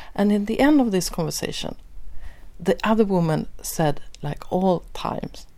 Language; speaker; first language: English; non-native, fluent; Swedish